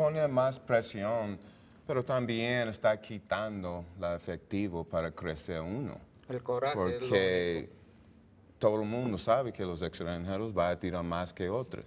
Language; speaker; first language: Spanish; non-native, learner; English